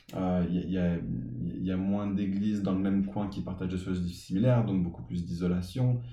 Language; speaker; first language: French; early bilingual, other home language; English